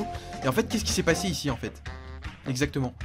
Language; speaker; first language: French; native; French